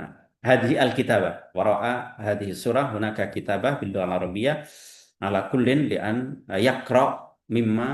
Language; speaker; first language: Arabic; non-native, fluent; Indonesian